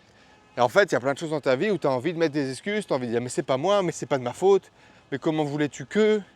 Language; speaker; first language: French; native; French